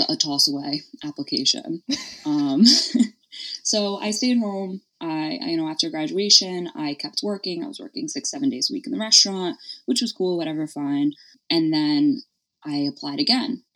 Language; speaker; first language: English; native; English